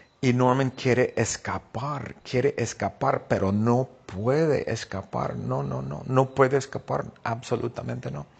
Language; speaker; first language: Spanish; non-native, fluent; English